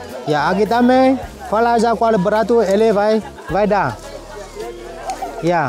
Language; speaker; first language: Portuguese; non-native, learner; Vietnamese